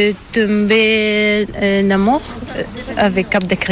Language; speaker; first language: French; non-native, fluent; Bulgarian